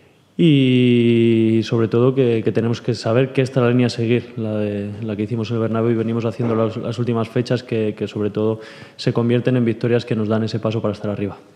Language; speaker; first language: Spanish; native; Spanish